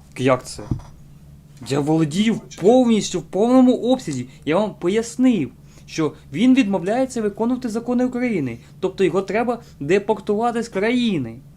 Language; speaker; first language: Ukrainian; non-native, local second language; Russian